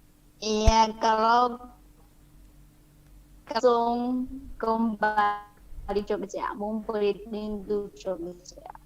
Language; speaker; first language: Indonesian; non-native, fluent; Chinese